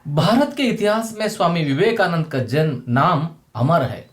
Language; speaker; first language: Hindi; non-native, local second language; Kannada